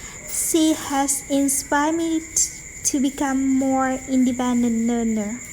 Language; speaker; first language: English; non-native, learner; Vietnamese